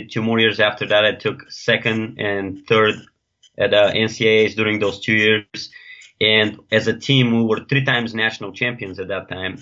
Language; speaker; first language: English; non-native, fluent; Bulgarian